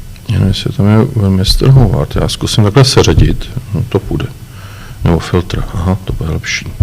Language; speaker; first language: Czech; native; Czech